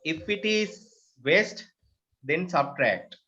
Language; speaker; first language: English; non-native, local second language; Sinhala